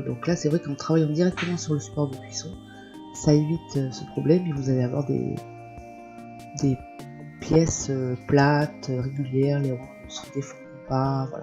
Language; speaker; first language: French; native; French